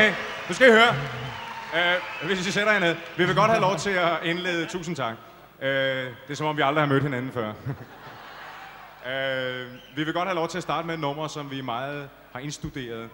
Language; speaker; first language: Danish; native; Danish